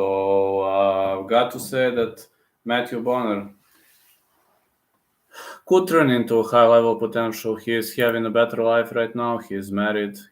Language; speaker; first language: English; non-native, fluent; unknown